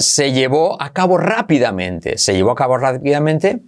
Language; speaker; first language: Spanish; native; Spanish